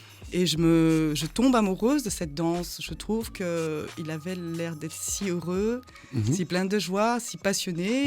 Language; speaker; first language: French; early bilingual, other home language; Khmer